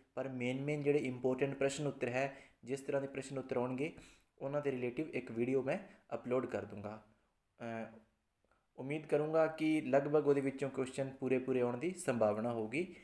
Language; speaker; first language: Hindi; non-native, local second language; Punjabi